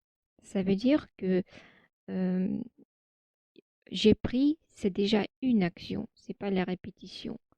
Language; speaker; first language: French; non-native, fluent; Russian